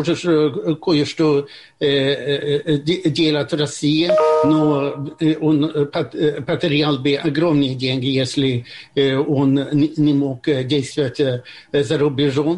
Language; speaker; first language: Russian; non-native, fluent; Swedish